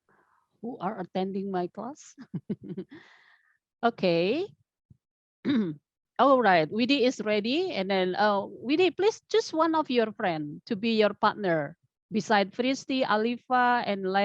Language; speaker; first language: English; non-native, fluent; Indonesian